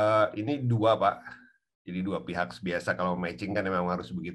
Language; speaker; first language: Indonesian; native; Indonesian